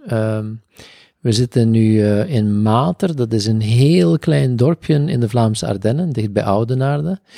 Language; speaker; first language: Dutch; native; Dutch